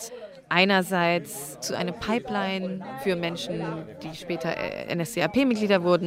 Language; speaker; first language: German; native; German